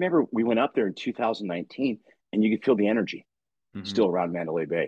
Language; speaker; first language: English; native; English